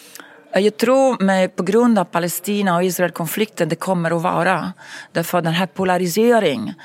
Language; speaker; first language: Swedish; non-native, fluent; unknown